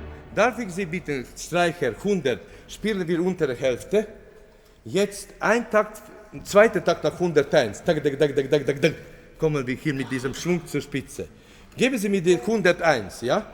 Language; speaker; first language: German; non-native, fluent; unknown